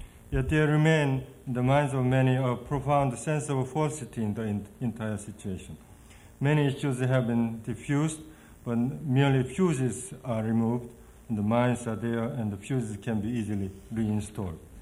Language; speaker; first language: English; non-native, fluent; Korean